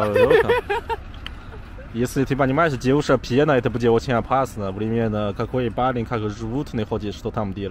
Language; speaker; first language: Russian; non-native, learner; Chinese